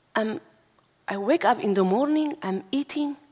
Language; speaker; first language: English; non-native, learner; Tigrinya